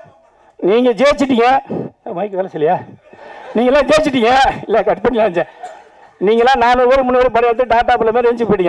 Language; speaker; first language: Tamil; native; Tamil